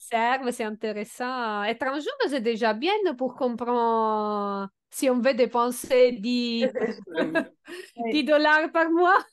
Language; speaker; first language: French; non-native, fluent; Italian